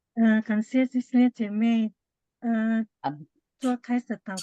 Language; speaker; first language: Chinese; non-native, learner; Indonesian